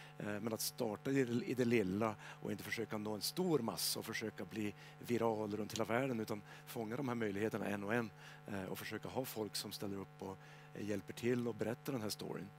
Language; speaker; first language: Swedish; native; Swedish